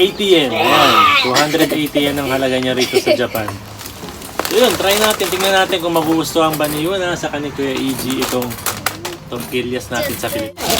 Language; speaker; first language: Filipino; native; Filipino